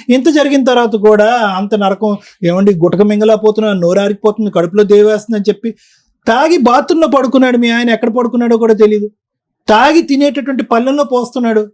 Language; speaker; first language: Telugu; native; Telugu